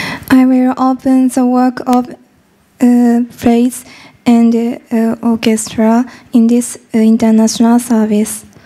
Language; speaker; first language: English; non-native, learner; Japanese